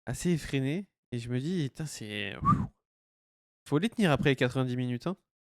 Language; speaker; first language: French; native; French